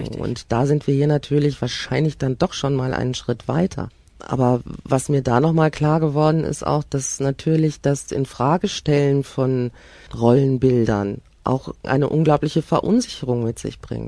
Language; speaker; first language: German; native; German